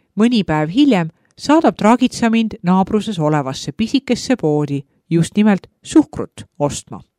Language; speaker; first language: Estonian; native; Estonian